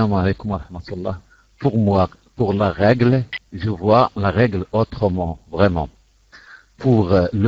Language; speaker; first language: French; non-native, local second language; Arabic